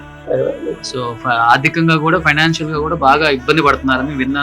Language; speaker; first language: Telugu; native; Telugu